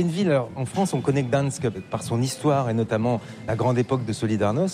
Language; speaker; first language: French; native; French